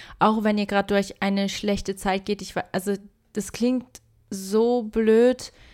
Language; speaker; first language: German; early bilingual, other home language; Portuguese